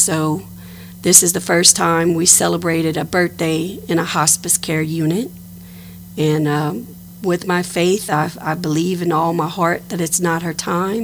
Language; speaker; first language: English; native; English